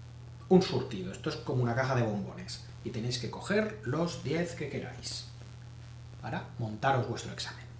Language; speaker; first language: Spanish; native; Spanish